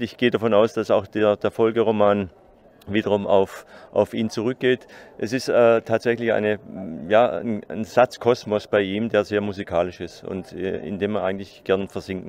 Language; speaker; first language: German; native; German